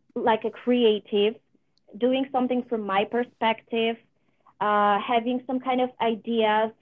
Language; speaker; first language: English; non-native, fluent; Polish